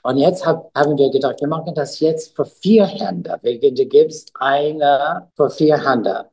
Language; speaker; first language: German; non-native, learner; English